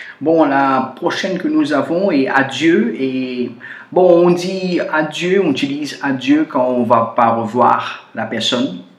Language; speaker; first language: French; non-native, fluent; Portuguese